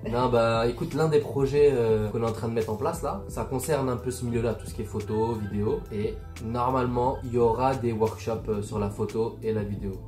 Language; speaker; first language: French; native; French